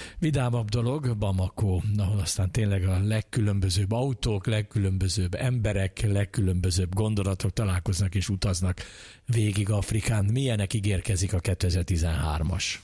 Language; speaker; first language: Hungarian; native; Hungarian